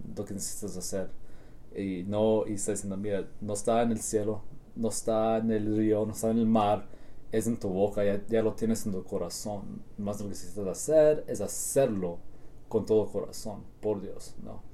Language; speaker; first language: Spanish; early bilingual, heritage; Spanish